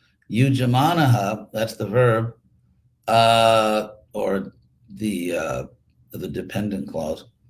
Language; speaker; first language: English; native; English